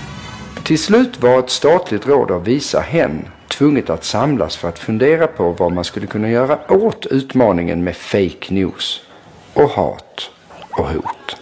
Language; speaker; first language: Swedish; native; Swedish